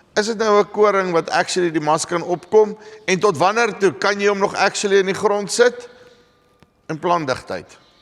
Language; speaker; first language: Afrikaans; native; Afrikaans